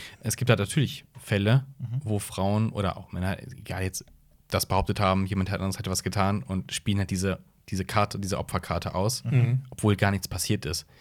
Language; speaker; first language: German; native; German